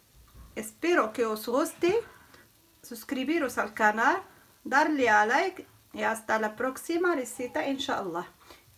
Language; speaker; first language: Spanish; non-native, fluent; Arabic